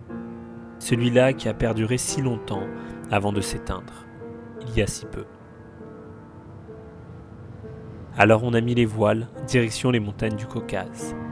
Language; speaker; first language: French; native; French